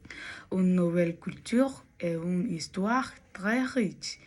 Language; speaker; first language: French; non-native, learner; Spanish